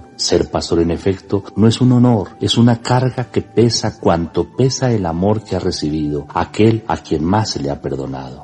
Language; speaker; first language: Spanish; native; Spanish